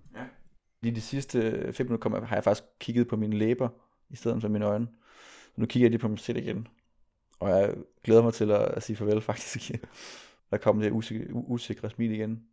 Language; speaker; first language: Danish; native; Danish